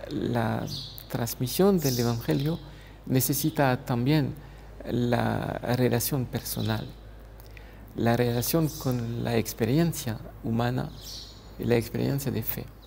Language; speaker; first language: Spanish; non-native, fluent; French